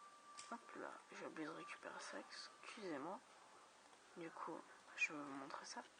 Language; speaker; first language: French; native; French